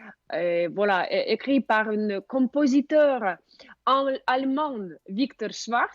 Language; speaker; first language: French; non-native, fluent; Russian